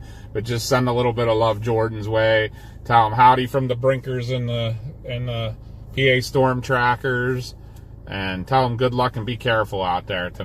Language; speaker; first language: English; native; English